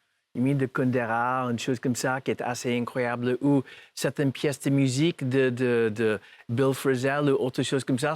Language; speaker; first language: French; non-native, fluent; English